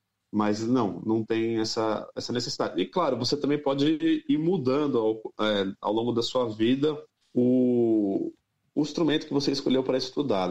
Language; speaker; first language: Portuguese; native; Portuguese